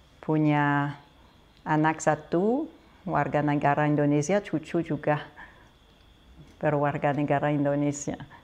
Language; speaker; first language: Indonesian; non-native, fluent; French